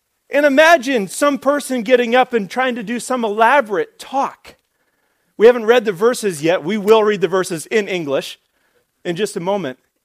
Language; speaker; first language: English; native; English